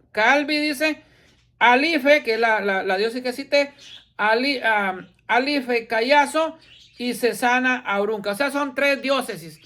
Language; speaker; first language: Spanish; native; Spanish